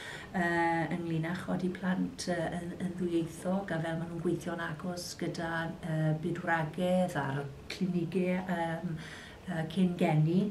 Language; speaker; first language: Welsh; native; Welsh